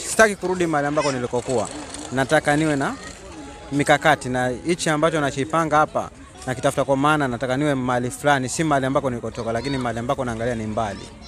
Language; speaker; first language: Swahili; native; Swahili